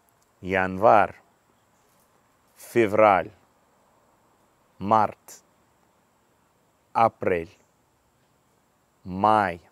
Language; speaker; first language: Russian; non-native, fluent; English